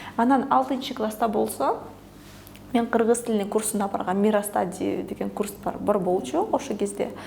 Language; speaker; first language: Kyrgyz; early bilingual, other home language; Russian